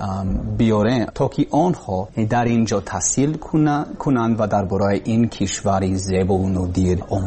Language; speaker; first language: Persian; non-native, learner; English